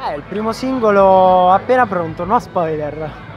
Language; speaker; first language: Italian; native; Italian